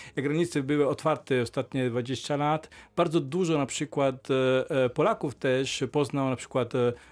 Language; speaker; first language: Polish; non-native, fluent; Italian